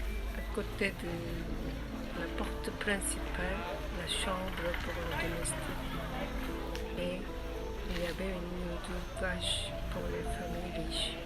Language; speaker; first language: French; non-native, learner; Korean